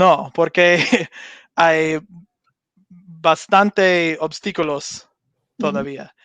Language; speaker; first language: Spanish; non-native, learner; English